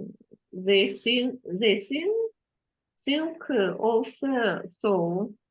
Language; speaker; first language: English; non-native, learner; Russian